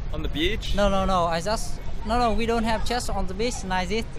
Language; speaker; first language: English; non-native, learner; Vietnamese